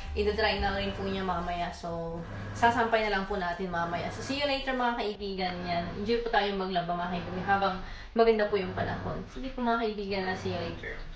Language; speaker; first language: Filipino; native; Filipino